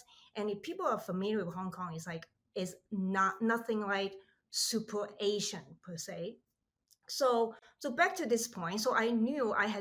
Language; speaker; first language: English; non-native, local second language; Cantonese